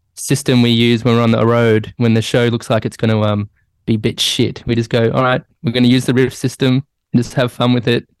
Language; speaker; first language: English; native; English